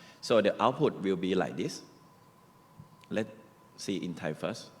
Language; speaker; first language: English; non-native, learner; Thai